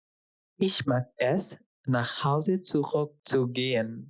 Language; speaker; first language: German; non-native, fluent; Bangla